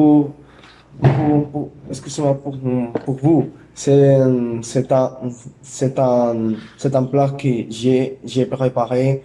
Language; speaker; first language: French; non-native, learner; Spanish